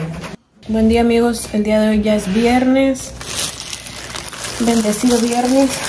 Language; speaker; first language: Spanish; native; Spanish